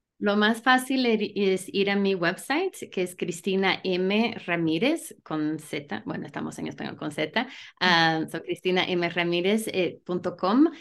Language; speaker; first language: Spanish; early bilingual, heritage; Spanish